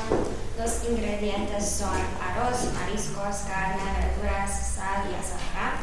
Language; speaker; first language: Spanish; non-native, learner; Hungarian